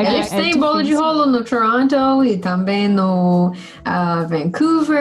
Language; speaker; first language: Portuguese; non-native, fluent; English